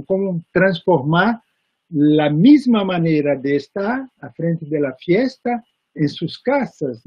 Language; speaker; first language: Spanish; non-native, fluent; Portuguese